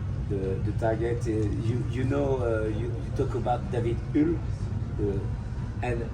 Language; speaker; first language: English; non-native, learner; French